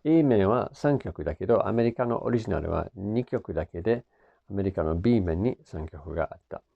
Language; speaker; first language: Japanese; non-native, fluent; English